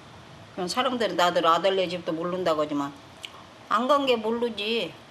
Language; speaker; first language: Korean; native; Korean